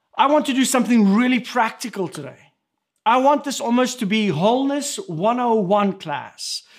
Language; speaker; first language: English; non-native, local second language; Afrikaans